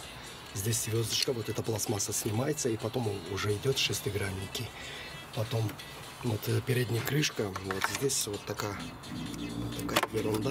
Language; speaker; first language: Russian; non-native, fluent; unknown